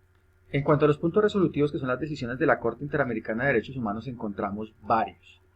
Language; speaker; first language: Spanish; native; Spanish